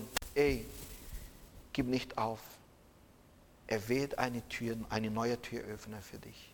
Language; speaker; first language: German; non-native, fluent; Portuguese